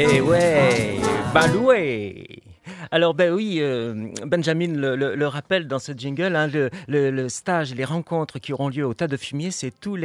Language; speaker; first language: French; native; French